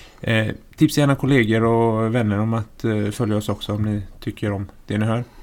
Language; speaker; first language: Swedish; native; Swedish